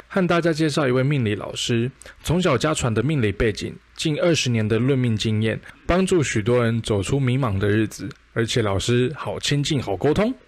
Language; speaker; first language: Chinese; early bilingual, heritage; Chinese